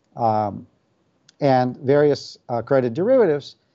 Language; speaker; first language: English; non-native, fluent; Russian